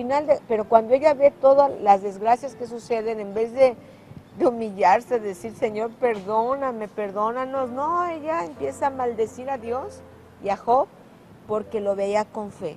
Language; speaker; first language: Spanish; native; Spanish